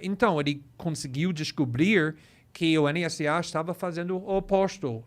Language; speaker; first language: Portuguese; non-native, fluent; English